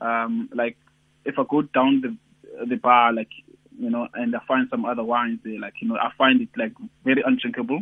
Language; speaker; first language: English; non-native, local second language; Xhosa